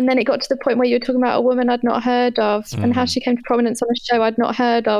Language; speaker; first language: English; native; English